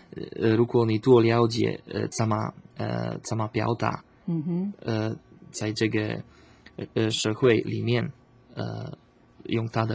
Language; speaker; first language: Chinese; non-native, learner; Slovak